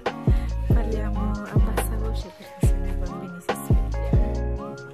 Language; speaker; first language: Italian; non-native, fluent; Filipino